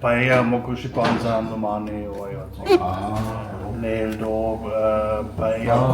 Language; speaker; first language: English; non-native, fluent; German